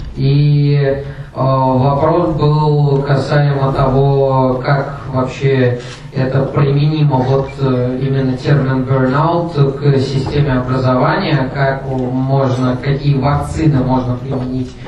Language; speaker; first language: Russian; native; Russian